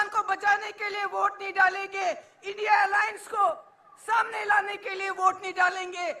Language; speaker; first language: Hindi; native; Hindi